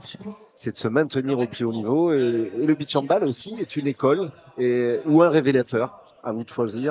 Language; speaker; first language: French; native; French